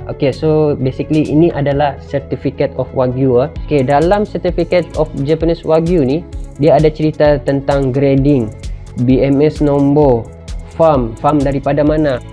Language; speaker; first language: Malay; native; Malay